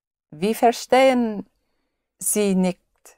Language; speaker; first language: German; non-native, learner; English